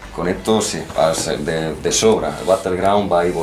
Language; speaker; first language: Spanish; native; Spanish